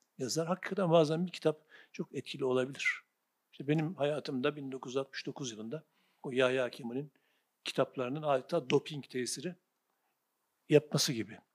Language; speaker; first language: Turkish; native; Turkish